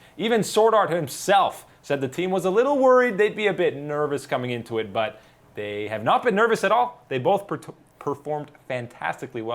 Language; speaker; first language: English; native; English